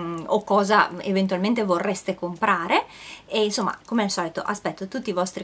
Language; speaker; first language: Italian; native; Italian